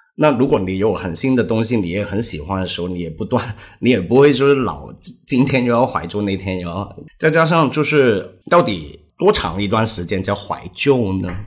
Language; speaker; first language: Chinese; non-native, local second language; Cantonese